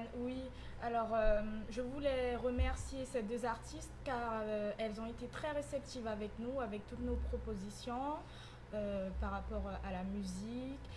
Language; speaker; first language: French; native; French